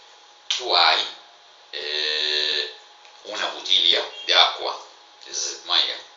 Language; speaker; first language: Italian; non-native, fluent; Arabic